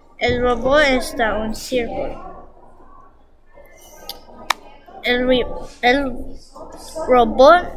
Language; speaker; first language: Spanish; non-native, learner; English